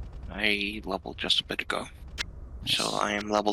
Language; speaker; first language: English; native; English